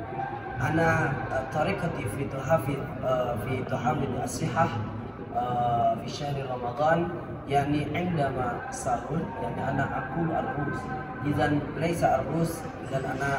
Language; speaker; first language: Arabic; non-native, learner; Indonesian